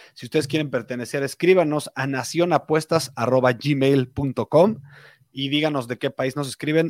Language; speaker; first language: Spanish; native; Spanish